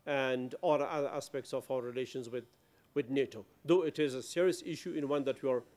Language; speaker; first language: English; non-native, fluent; Persian